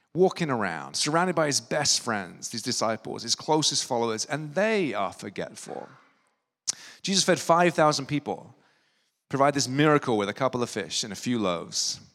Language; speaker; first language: English; native; English